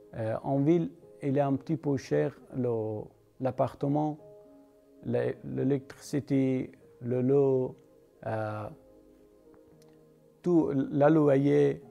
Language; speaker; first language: French; non-native, learner; Persian